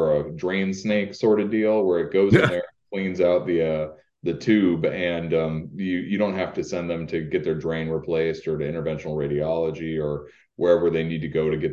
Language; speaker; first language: English; native; English